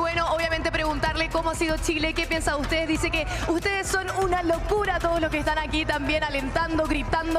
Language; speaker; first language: Spanish; native; Spanish